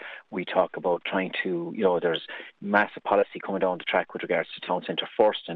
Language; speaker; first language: English; native; English